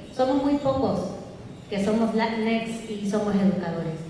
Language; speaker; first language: Spanish; native; Spanish